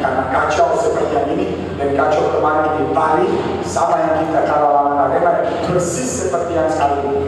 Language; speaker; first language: Indonesian; non-native, fluent; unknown